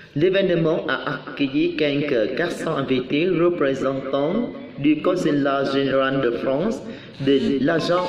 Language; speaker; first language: French; non-native, learner; Vietnamese